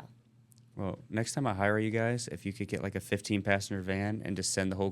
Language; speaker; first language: English; native; English